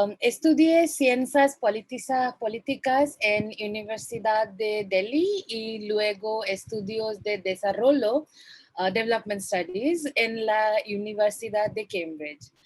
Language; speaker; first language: Spanish; non-native, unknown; Bangla